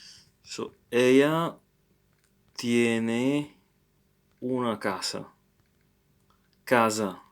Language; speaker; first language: Spanish; non-native, learner; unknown